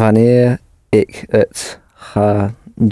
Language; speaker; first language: Dutch; non-native, learner; English